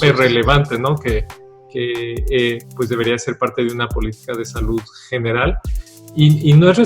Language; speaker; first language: Spanish; native; Spanish